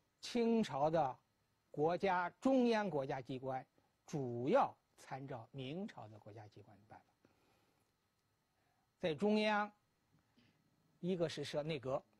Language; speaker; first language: Chinese; native; Chinese